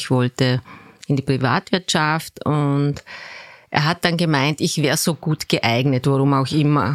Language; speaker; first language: German; early bilingual, other home language; Turkish